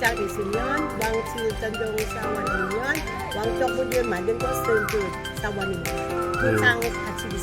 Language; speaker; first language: Korean; non-native, learner; Thai